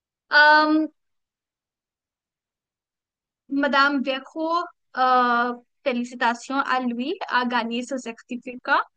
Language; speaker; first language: French; non-native, learner; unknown